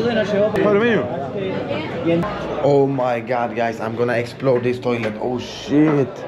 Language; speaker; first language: English; non-native, fluent; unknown